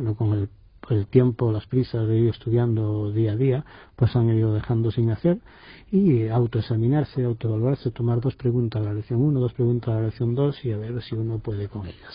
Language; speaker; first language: Spanish; native; Spanish